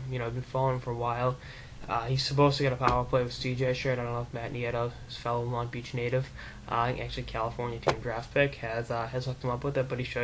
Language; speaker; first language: English; native; English